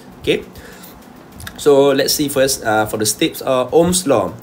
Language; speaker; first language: English; non-native, local second language; Malay